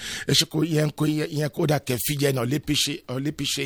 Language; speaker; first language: Hungarian; non-native, fluent; Yoruba